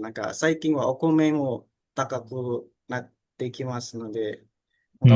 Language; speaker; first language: Japanese; non-native, learner; Indonesian